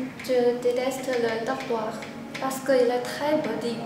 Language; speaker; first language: French; non-native, learner; Chinese